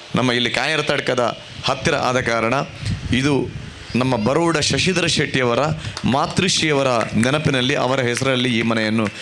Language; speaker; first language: Kannada; non-native, local second language; Tulu